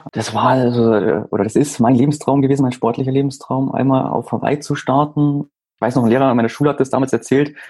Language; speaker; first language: German; native; German